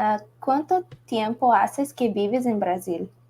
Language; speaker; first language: Spanish; non-native, learner; Portuguese